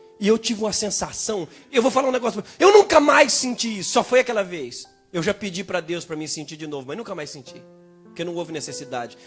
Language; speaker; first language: Portuguese; native; Portuguese